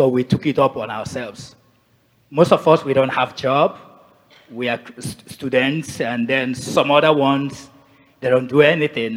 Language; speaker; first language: English; non-native, local second language; Igbo